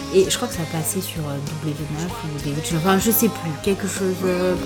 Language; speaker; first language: French; non-native, local second language; Fula